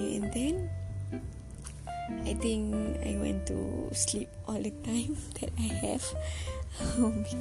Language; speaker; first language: English; non-native, local second language; Malay